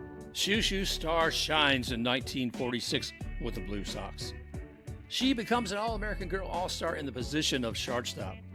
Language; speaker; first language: English; native; English